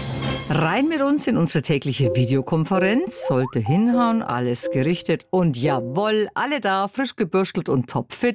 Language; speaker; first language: German; native; German